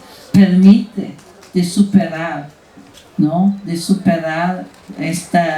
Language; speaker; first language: Spanish; non-native, fluent; Italian